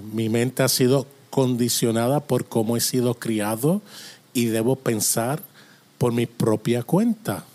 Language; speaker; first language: Spanish; non-native, fluent; English